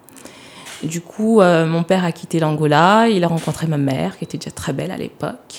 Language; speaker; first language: French; early bilingual, other home language; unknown